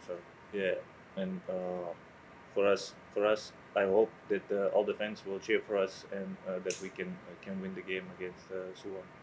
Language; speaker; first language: English; non-native, fluent; Dutch